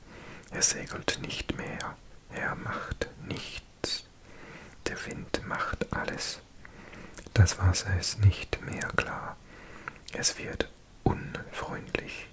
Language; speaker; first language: German; non-native, learner; English